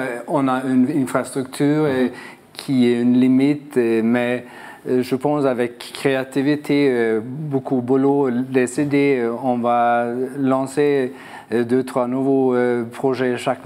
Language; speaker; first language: French; non-native, learner; Swedish